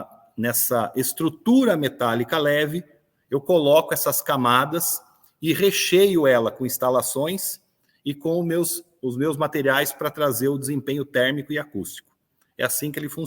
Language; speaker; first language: Portuguese; native; Portuguese